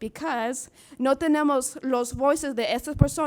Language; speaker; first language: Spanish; non-native, learner; English